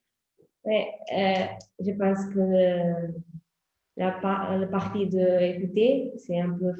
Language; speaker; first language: French; non-native, learner; Portuguese